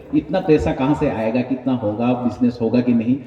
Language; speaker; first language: Hindi; non-native, local second language; Bangla